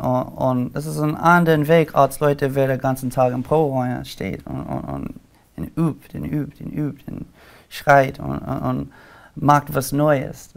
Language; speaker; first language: German; non-native, learner; English